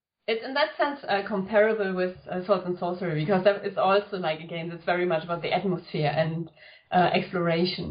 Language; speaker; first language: English; non-native, fluent; German